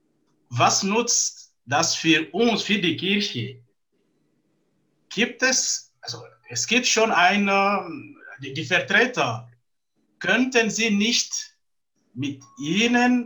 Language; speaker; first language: German; non-native, fluent; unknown